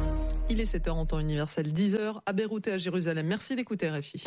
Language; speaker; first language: French; native; French